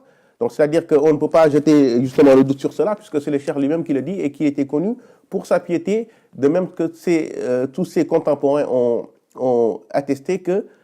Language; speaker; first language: French; native; French